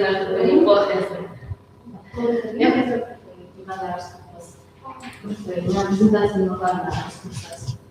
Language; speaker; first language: Russian; non-native, local second language; Kazakh